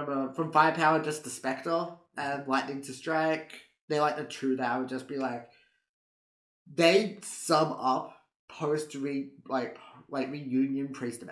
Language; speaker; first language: English; native; English